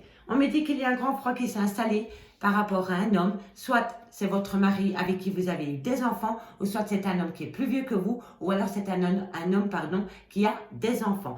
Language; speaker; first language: French; native; French